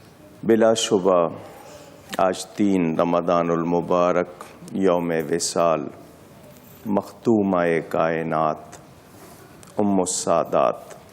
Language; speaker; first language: Urdu; native; Urdu